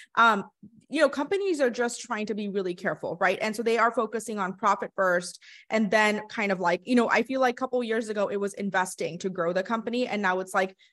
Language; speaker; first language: English; early bilingual, other home language; Hindi